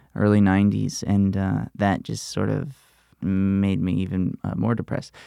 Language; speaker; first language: English; native; English